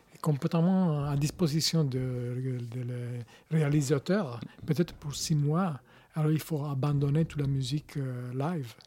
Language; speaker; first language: French; non-native, learner; Italian